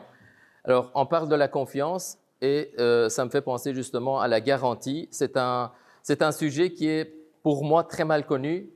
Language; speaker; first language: French; native; French